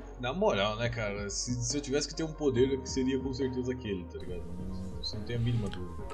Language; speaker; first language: Portuguese; native; Portuguese